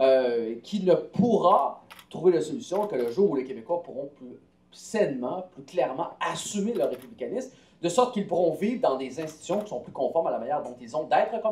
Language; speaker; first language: French; native; French